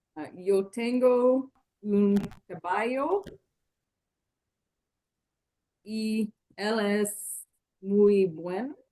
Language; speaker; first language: Spanish; non-native, learner; English